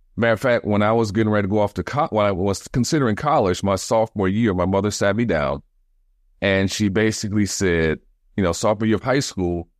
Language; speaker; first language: English; native; English